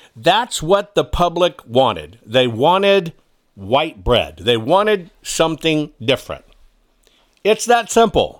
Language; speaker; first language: English; early bilingual, other home language; German